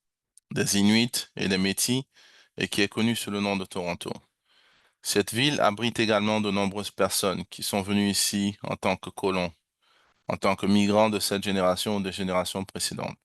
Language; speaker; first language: French; native; French